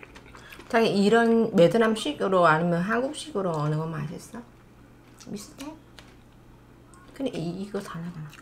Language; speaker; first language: Korean; non-native, learner; Vietnamese